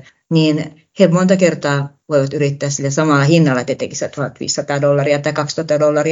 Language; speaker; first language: Finnish; native; Finnish